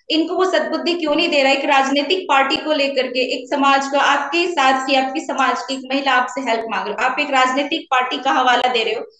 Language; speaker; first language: Hindi; native; Hindi